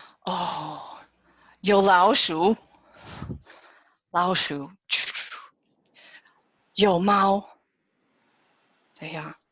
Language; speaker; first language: Chinese; non-native, fluent; English